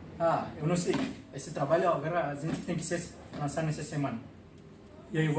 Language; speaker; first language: Portuguese; non-native, local second language; Tetum